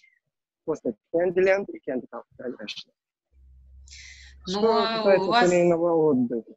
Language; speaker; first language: Russian; non-native, learner; Turkish